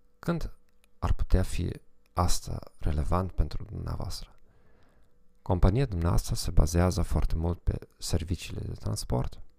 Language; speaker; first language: Romanian; non-native, fluent; German